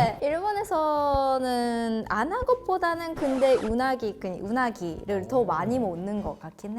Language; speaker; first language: Korean; non-native, fluent; Japanese